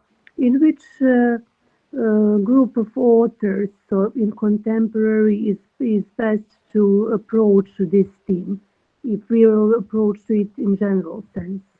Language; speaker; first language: English; non-native, learner; Portuguese